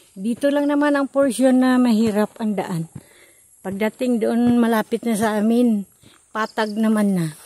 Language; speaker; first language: Filipino; non-native, local second language; Cebuano